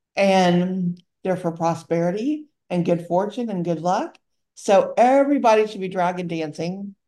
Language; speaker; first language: English; native; English